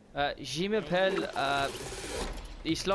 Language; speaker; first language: French; non-native, learner; English